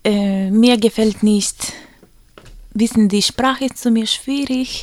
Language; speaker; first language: German; non-native, learner; Macedonian